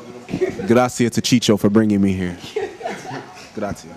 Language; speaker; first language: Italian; non-native, learner; English